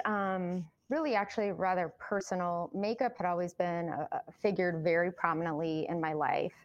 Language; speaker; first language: English; early bilingual, other home language; Spanish